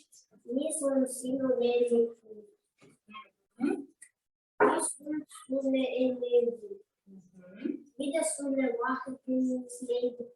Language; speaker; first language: Estonian; non-native, learner; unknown